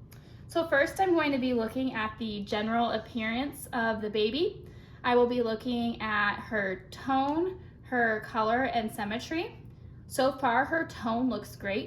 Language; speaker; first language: English; native; English